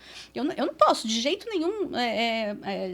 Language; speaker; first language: Portuguese; native; Portuguese